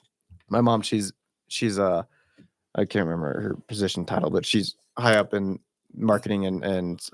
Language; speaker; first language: English; native; English